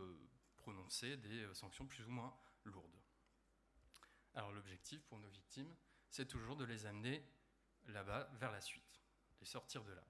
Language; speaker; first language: French; native; French